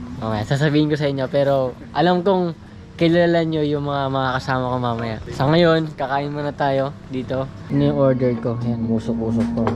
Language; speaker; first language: Filipino; non-native, local second language; Cebuano